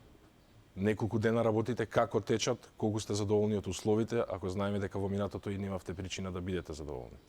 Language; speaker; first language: Macedonian; native; Macedonian